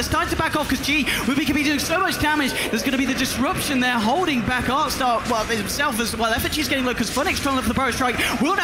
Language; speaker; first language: English; native; English